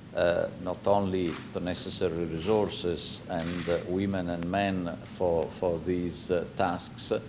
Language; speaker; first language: English; non-native, fluent; Italian